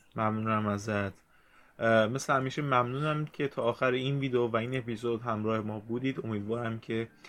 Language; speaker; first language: Persian; native; Persian